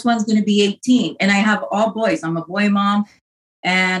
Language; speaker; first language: English; native; English